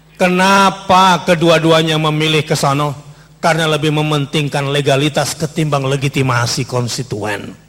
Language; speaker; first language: Indonesian; native; Indonesian